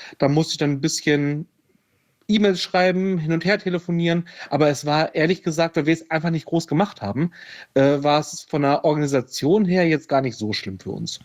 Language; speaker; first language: German; native; German